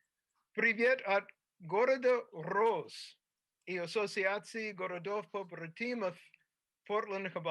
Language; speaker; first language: Russian; non-native, fluent; English